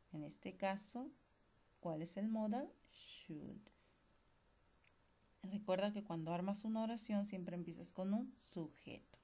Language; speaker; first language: Spanish; native; Spanish